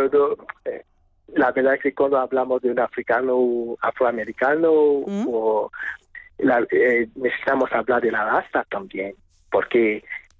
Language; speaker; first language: Spanish; non-native, fluent; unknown